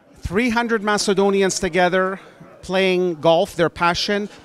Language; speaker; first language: English; early bilingual, other home language; Macedonian